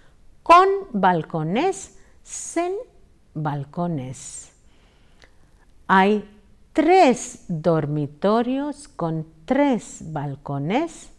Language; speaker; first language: Spanish; non-native, fluent; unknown